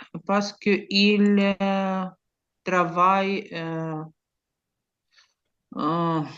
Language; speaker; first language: French; non-native, learner; Ukrainian